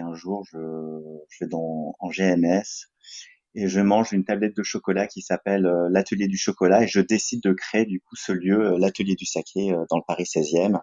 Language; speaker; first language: French; native; French